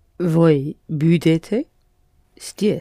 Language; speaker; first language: Russian; non-native, learner; English